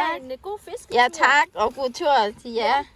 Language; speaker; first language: Danish; non-native, learner; Thai